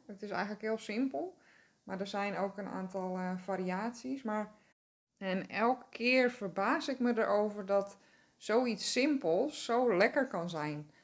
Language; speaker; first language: Dutch; native; Dutch